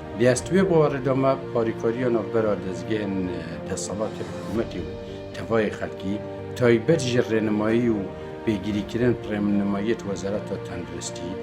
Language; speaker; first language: Kurdish; native; Kurdish